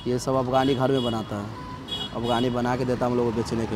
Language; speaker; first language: Hindi; non-native, learner; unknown